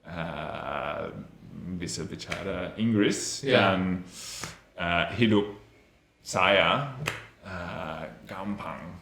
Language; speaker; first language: Indonesian; non-native, learner; English